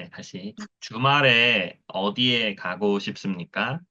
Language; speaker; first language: Korean; non-native, fluent; Thai